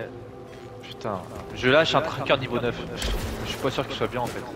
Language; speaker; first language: French; native; French